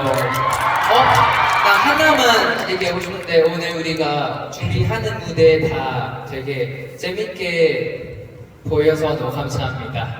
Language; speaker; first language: Korean; non-native, learner; Chinese